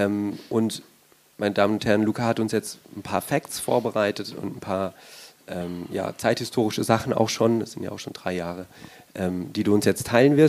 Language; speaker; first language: German; native; German